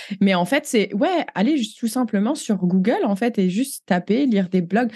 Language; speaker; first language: French; native; French